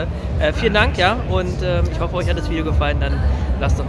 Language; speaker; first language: German; native; German